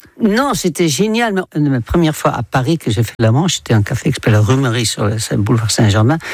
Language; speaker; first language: French; non-native, fluent; Dutch